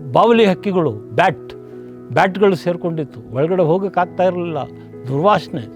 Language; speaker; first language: Kannada; native; Kannada